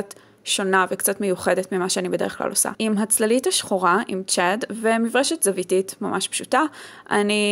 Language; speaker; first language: Hebrew; native; Hebrew